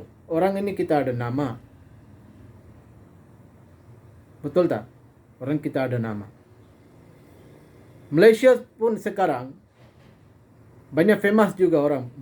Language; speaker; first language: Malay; non-native, fluent; Bangla